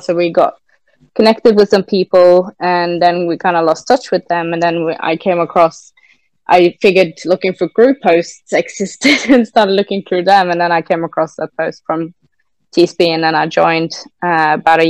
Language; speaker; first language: English; non-native, fluent; Norwegian